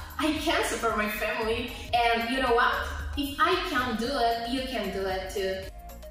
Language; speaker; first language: English; non-native, learner; Spanish